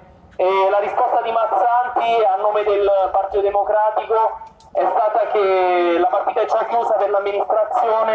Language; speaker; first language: Italian; native; Italian